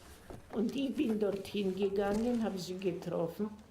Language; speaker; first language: German; non-native, fluent; Polish